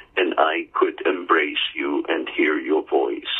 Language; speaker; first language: English; early bilingual, heritage; English